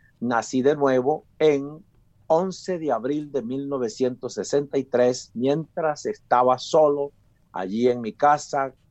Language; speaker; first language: Spanish; native; Spanish